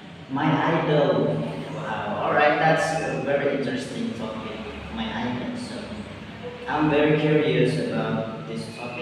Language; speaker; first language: English; non-native, learner; Indonesian